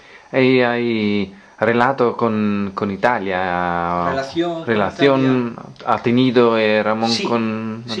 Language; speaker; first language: Spanish; non-native, learner; Italian